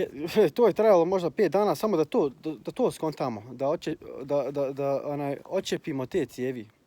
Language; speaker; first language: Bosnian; early bilingual, heritage; Croatian